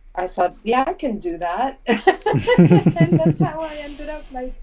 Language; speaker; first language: English; non-native, fluent; French